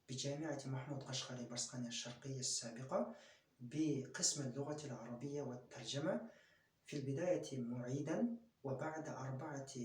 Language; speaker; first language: Arabic; non-native, fluent; Kyrgyz